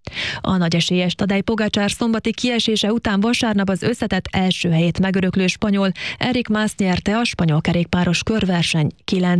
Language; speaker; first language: Hungarian; native; Hungarian